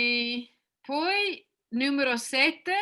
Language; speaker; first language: Italian; non-native, fluent; English